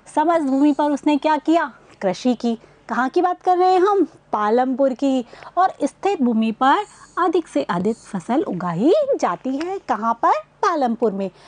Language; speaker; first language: Hindi; native; Hindi